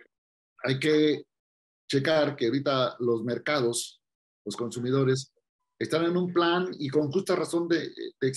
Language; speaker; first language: Spanish; native; Spanish